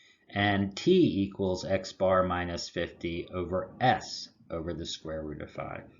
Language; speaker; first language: English; native; English